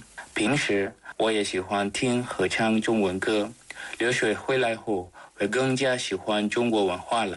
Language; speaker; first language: Chinese; non-native, fluent; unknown